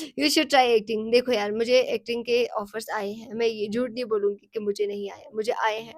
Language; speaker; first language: Hindi; non-native, local second language; Sicilian